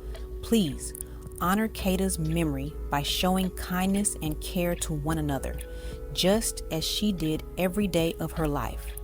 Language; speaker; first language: English; native; English